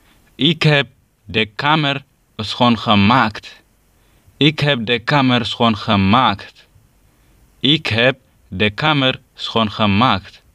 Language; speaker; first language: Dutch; non-native, learner; Tigrinya